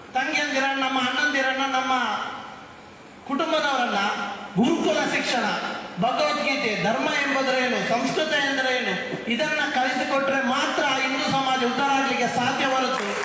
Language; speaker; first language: Kannada; non-native, local second language; Badaga